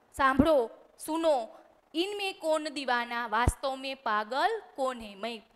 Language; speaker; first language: Hindi; non-native, local second language; Gujarati